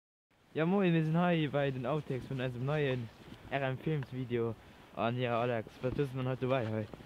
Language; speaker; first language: German; non-native, local second language; Luxembourgish